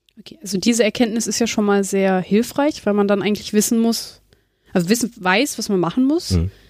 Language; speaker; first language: German; native; German